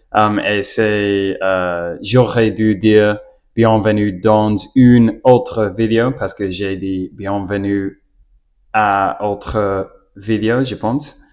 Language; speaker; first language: French; non-native, learner; English